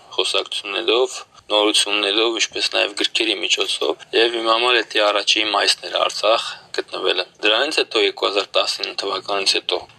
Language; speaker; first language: Armenian; early bilingual, heritage; Armenian